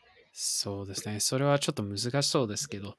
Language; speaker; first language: Japanese; non-native, fluent; English